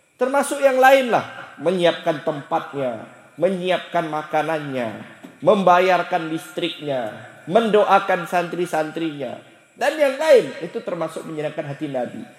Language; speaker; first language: Indonesian; native; Indonesian